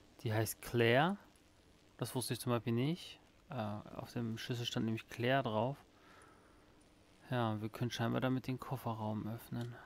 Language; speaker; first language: German; native; German